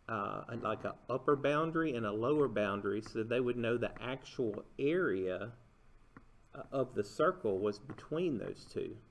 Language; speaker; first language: English; native; English